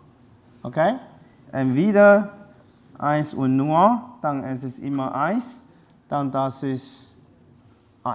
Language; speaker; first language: German; non-native, fluent; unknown